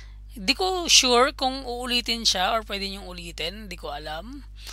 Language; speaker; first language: Filipino; native; Filipino